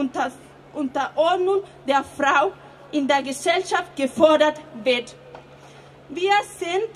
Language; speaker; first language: German; non-native, fluent; Spanish